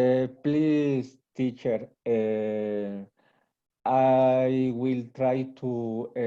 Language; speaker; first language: English; non-native, learner; Spanish